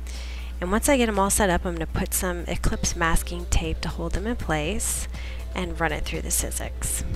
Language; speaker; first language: English; native; English